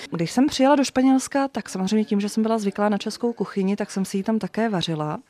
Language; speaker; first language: Czech; native; Czech